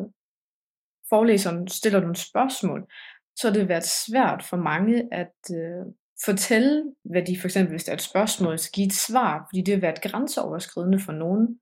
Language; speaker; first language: Danish; early bilingual, heritage; Danish